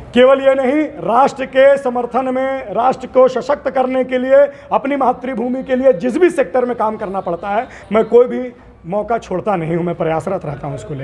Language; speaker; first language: Hindi; native; Hindi